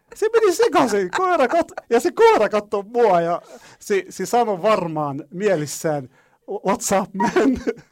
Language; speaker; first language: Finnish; non-native, learner; Arabic